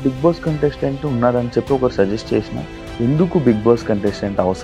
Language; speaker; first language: Telugu; native; Telugu